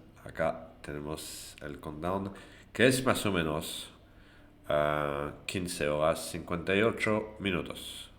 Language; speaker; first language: Spanish; non-native, fluent; French